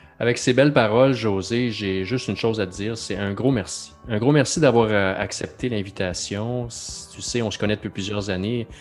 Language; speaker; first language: French; native; French